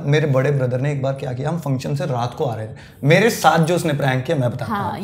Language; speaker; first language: Hindi; native; Hindi